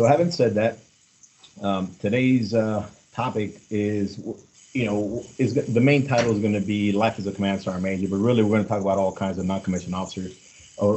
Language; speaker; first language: English; native; English